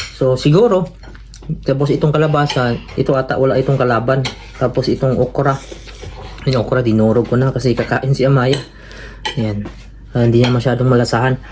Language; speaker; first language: Filipino; non-native, local second language; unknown